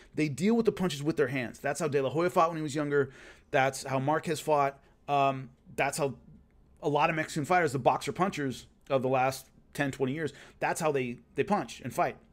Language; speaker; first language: English; native; English